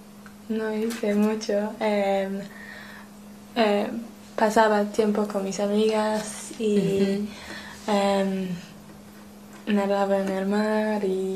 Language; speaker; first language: Spanish; non-native, learner; English